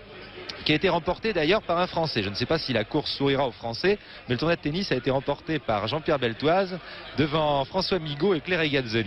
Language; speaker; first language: French; native; French